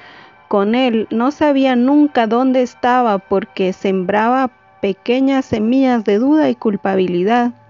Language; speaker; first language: Spanish; native; Spanish